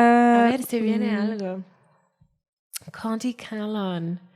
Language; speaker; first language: Spanish; non-native, learner; Welsh